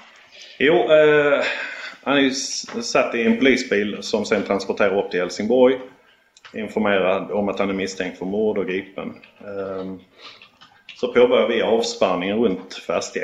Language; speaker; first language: Swedish; native; Swedish